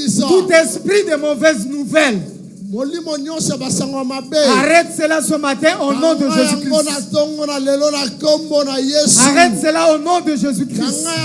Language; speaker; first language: French; non-native, local second language; Lingala